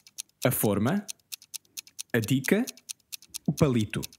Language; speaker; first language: Portuguese; non-native, fluent; English